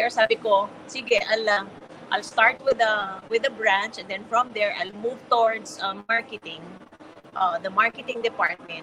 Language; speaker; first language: English; non-native, local second language; Filipino